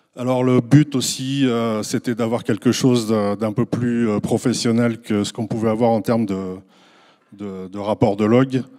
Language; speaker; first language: French; native; French